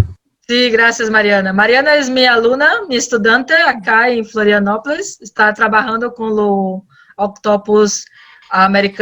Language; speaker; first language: Spanish; non-native, learner; Portuguese